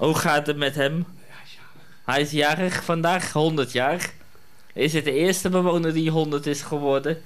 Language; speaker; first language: Dutch; native; Dutch